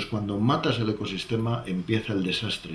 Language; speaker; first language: Spanish; native; Spanish